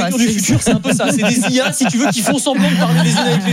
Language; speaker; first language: French; native; French